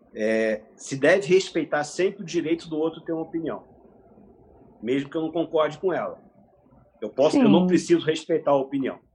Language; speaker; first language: Portuguese; native; Portuguese